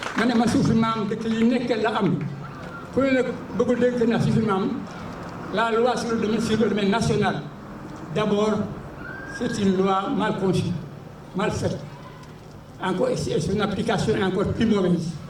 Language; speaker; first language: Wolof; native; Wolof